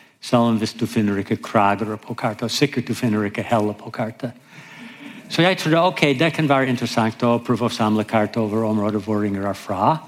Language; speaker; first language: Norwegian; non-native, fluent; English